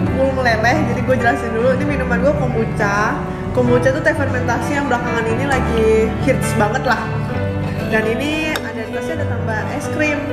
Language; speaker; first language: Indonesian; native; Indonesian